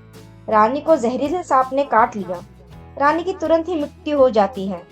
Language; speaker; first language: Hindi; native; Hindi